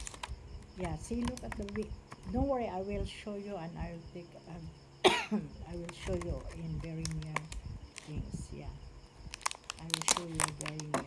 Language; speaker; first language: English; non-native, local second language; Cebuano